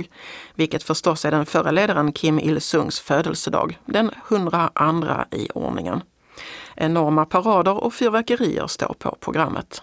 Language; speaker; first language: Swedish; native; Swedish